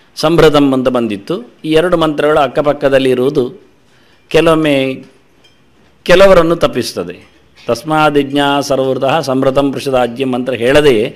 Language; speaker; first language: Kannada; non-native, local second language; Tulu